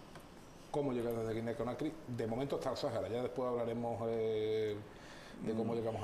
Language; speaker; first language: Spanish; native; Spanish